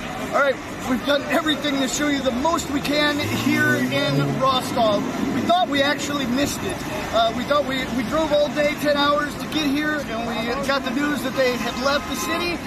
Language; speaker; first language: English; native; English